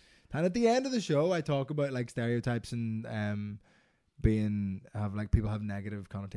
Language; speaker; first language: English; native; English